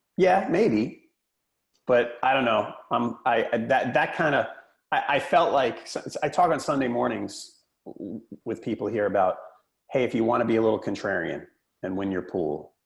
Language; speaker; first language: English; native; English